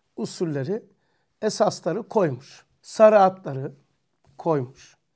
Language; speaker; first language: Turkish; native; Turkish